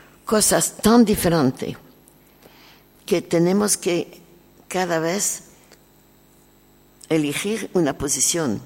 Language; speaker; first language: Spanish; non-native, learner; French